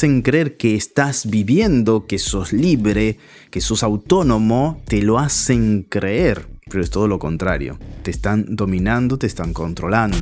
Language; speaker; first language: Spanish; native; Spanish